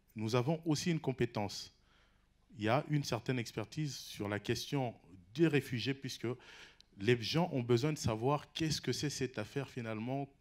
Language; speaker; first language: French; non-native, local second language; Lingala